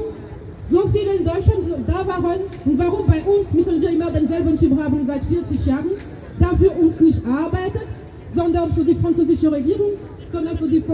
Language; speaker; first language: German; non-native, fluent; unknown